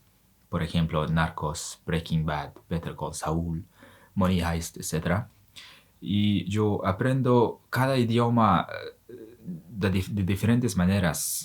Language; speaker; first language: Spanish; non-native, learner; Mongolian